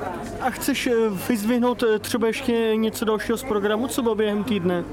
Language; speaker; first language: Czech; native; Czech